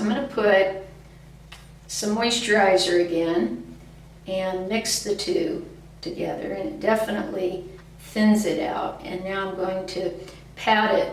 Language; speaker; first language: English; native; English